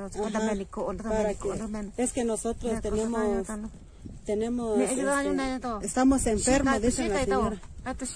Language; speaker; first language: Spanish; non-native, local second language; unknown